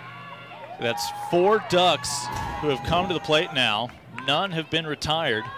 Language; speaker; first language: English; native; English